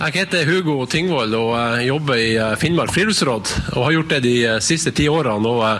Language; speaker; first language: Norwegian; native; Norwegian